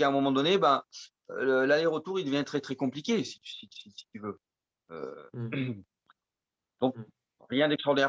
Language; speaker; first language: French; native; French